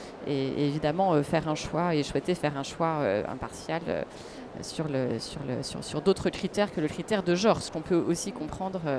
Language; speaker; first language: French; native; French